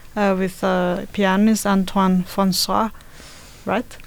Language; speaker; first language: English; non-native, learner; Chinese